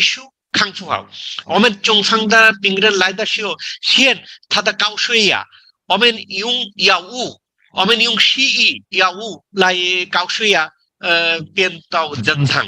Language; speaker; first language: Chinese; non-native, learner; Bangla